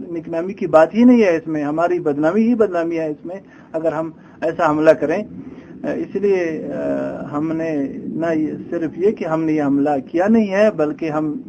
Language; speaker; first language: Urdu; non-native, local second language; Pashto